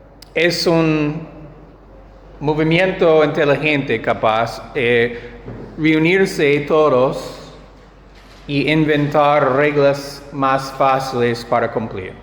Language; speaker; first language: Spanish; non-native, fluent; English